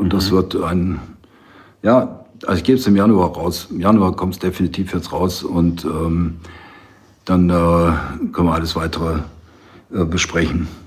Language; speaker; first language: German; native; German